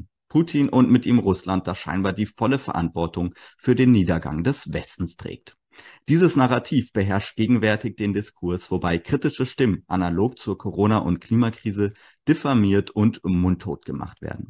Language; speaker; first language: German; native; German